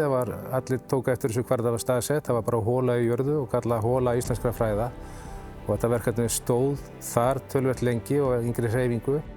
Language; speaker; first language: Icelandic; native; Icelandic